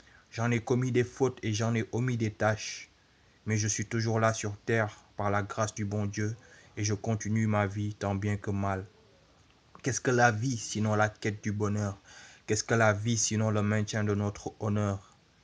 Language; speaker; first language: French; non-native, local second language; Wolof